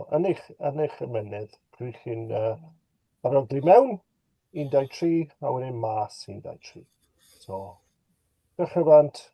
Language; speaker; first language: Welsh; native; Welsh